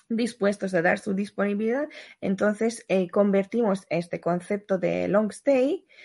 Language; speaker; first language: Spanish; non-native, fluent; Hungarian